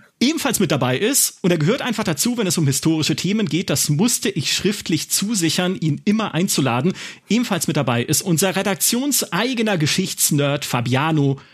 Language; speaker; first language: German; native; German